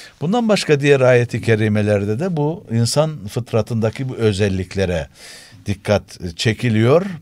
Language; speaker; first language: Turkish; native; Turkish